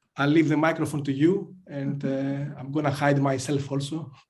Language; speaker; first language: English; non-native, fluent; Greek